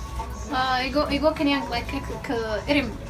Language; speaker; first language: Korean; non-native, learner; Arabic